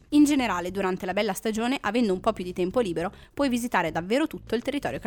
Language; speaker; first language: Italian; native; Italian